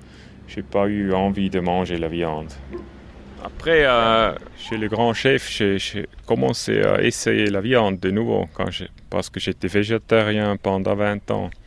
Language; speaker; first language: French; non-native, local second language; German